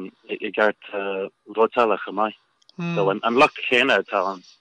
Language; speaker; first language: Irish; non-native, local second language; English